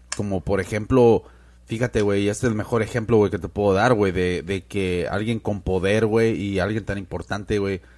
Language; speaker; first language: Spanish; early bilingual, heritage; Spanish